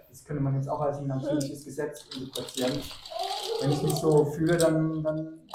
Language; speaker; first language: German; native; German